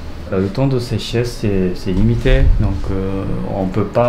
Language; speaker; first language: French; non-native, fluent; Japanese